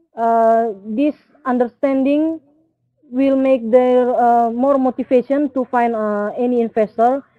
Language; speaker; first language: English; non-native, learner; Indonesian